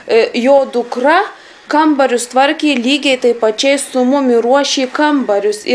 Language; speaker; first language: Lithuanian; native; Lithuanian